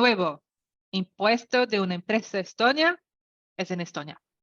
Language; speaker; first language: Spanish; non-native, learner; Portuguese